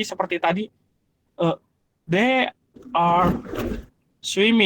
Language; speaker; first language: English; non-native, learner; Indonesian